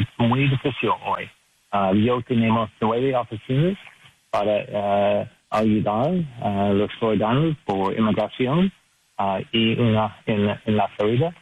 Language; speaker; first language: Spanish; non-native, learner; English